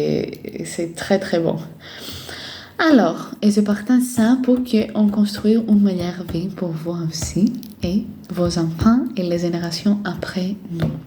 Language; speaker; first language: French; non-native, fluent; Greek